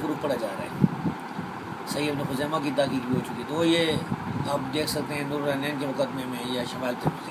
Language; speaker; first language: Urdu; non-native, local second language; Pashto